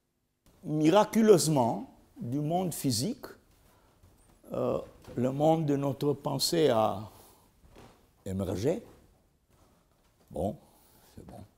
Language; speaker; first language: French; non-native, learner; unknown